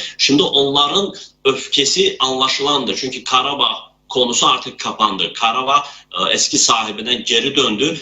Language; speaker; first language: Turkish; non-native, local second language; Azerbaijani